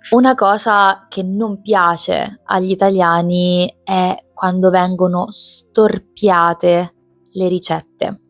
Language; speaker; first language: Italian; native; Italian